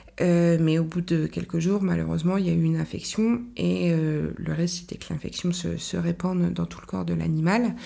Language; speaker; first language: French; native; French